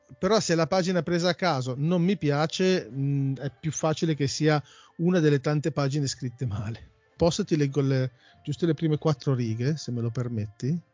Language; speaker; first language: Italian; native; Italian